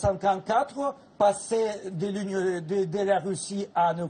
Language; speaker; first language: French; non-native, fluent; Russian